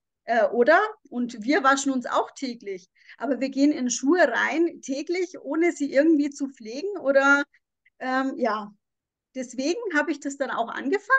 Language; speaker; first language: German; native; German